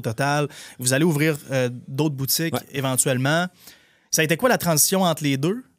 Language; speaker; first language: French; native; French